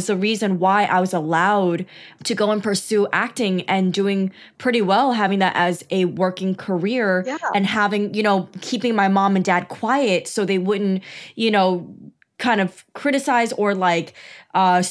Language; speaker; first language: English; early bilingual, other home language; Chinese